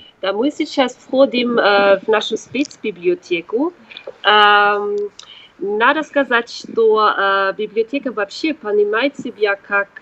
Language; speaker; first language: Russian; non-native, fluent; German